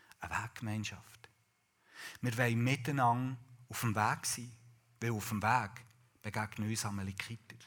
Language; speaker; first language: German; native; German